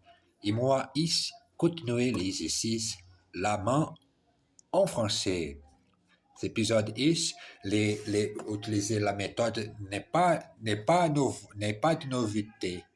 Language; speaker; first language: French; non-native, learner; Portuguese